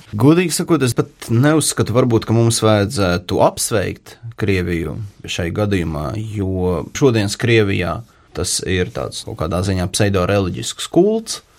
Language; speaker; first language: Latvian; native; Latvian